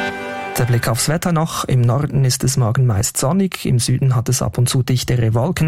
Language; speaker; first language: German; native; German